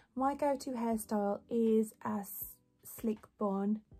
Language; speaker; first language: English; native; English